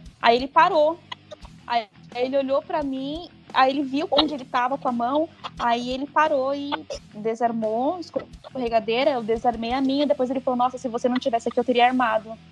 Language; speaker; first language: Portuguese; native; Portuguese